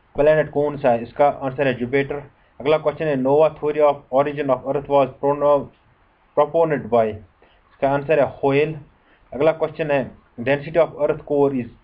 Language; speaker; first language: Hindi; non-native, local second language; Kashmiri